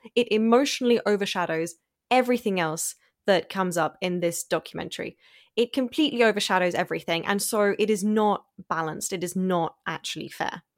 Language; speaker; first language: English; non-native, fluent; German